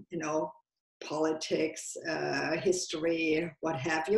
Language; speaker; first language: English; non-native, fluent; German